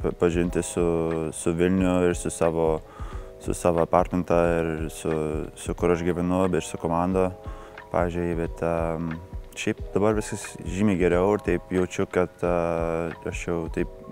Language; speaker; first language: Lithuanian; early bilingual, heritage; Lithuanian